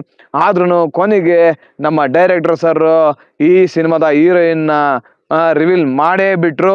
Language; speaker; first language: Kannada; native; Kannada